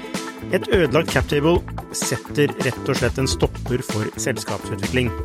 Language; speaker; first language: Norwegian; native; Norwegian